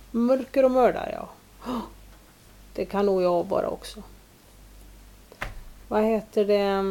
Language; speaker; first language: Swedish; native; Swedish